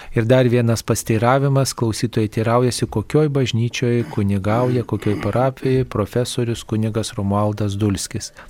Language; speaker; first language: Lithuanian; native; Lithuanian